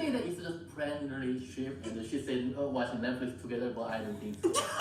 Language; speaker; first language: English; non-native, learner; Korean